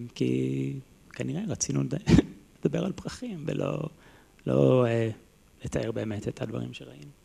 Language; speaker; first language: Hebrew; non-native, fluent; English